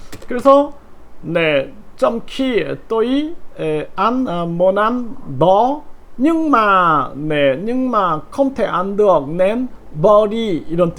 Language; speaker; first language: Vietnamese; non-native, learner; Korean